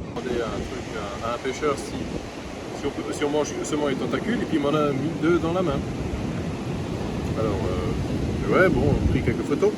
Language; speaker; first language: French; native; French